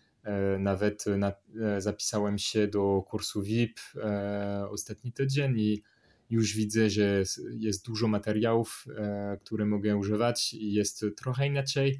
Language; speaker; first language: Polish; non-native, learner; French